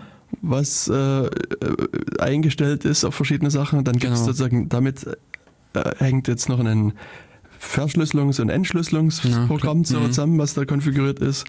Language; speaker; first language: German; native; German